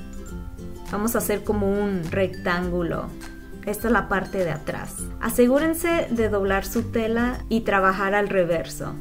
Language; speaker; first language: Spanish; native; Spanish